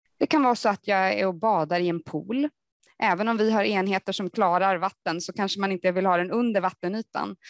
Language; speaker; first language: Swedish; native; Swedish